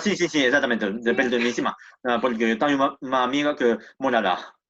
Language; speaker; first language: Portuguese; non-native, learner; Japanese